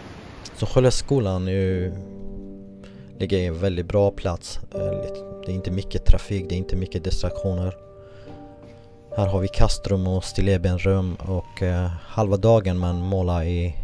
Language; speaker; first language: Swedish; non-native, fluent; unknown